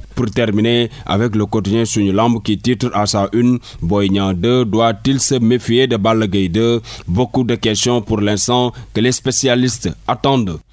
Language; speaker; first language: French; non-native, local second language; Wolof